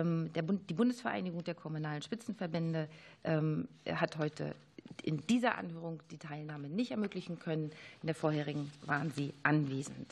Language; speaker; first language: German; native; German